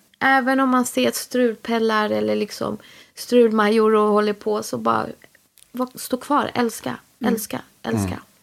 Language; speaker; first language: Swedish; early bilingual, other home language; Spanish